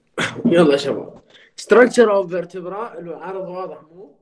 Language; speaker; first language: Arabic; native; Arabic